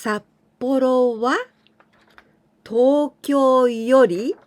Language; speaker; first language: Japanese; non-native, fluent; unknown